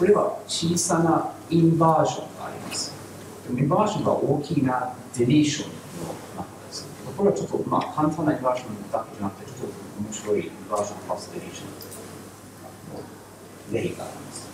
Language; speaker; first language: Japanese; non-native, learner; English